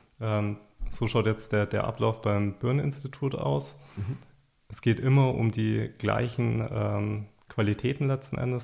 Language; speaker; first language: German; native; German